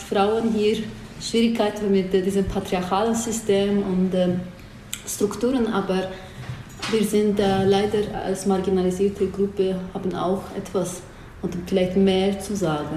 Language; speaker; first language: German; non-native, fluent; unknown